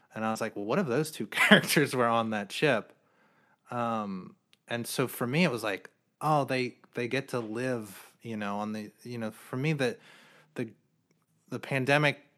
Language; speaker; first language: English; native; English